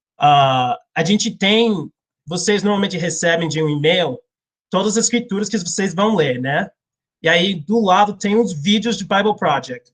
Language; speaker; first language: Portuguese; non-native, fluent; English